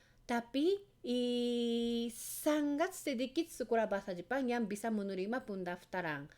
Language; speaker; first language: Indonesian; non-native, fluent; Japanese